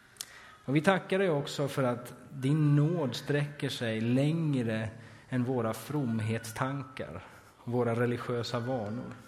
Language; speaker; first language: Swedish; native; Swedish